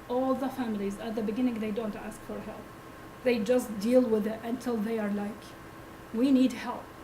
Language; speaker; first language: English; non-native, learner; Arabic